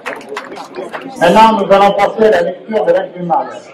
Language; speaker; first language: French; native; French